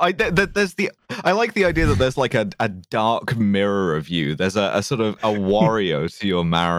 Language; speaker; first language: English; native; English